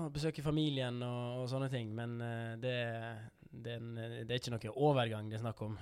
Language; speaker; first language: Norwegian; early bilingual, other home language; Dutch